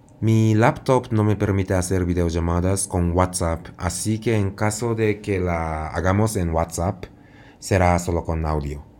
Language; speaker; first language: Spanish; non-native, fluent; Japanese